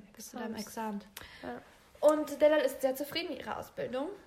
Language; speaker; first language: German; native; German